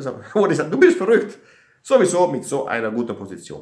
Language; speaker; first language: German; non-native, learner; Italian